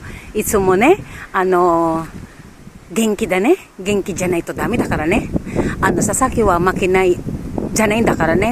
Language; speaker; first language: Japanese; non-native, fluent; Filipino